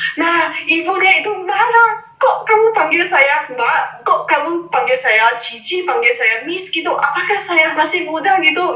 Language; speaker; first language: Indonesian; non-native, fluent; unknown